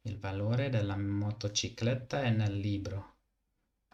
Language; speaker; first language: Italian; non-native, learner; English